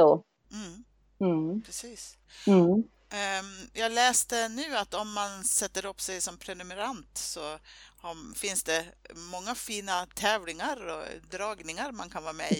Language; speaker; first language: Swedish; native; Swedish